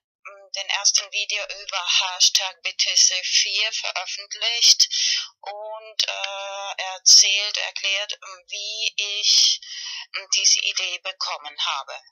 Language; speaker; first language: German; non-native, fluent; Spanish